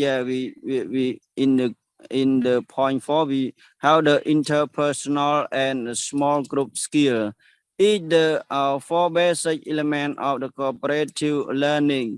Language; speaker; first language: English; non-native, learner; Khmer